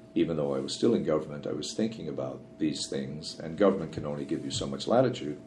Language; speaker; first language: English; native; English